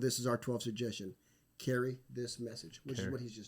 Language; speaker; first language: English; native; English